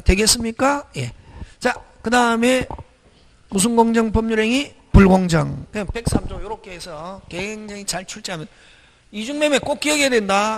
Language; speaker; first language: Korean; native; Korean